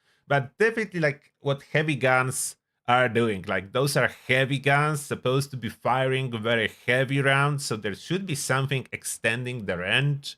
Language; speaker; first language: English; non-native, fluent; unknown